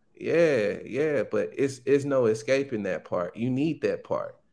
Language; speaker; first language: English; native; English